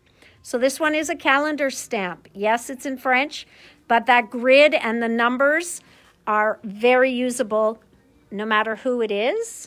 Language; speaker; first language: English; native; English